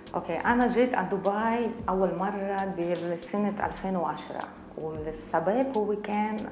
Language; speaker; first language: Arabic; non-native, fluent; Russian